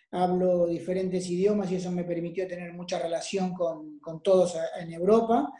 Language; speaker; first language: Spanish; native; Spanish